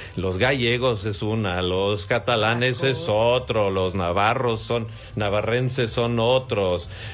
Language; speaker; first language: Spanish; non-native, fluent; English